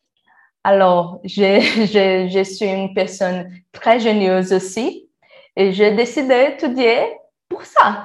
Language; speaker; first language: French; non-native, learner; Portuguese